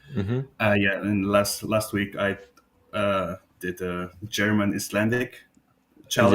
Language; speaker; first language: English; non-native, fluent; Polish